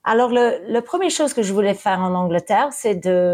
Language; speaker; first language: French; early bilingual, heritage; English